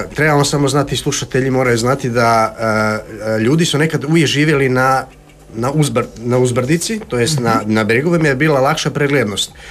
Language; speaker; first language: Croatian; native; Croatian